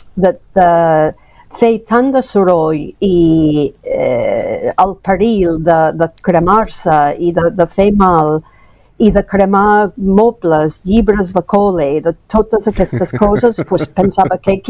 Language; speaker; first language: Catalan; non-native, fluent; English